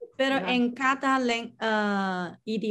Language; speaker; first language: Spanish; non-native, learner; Chinese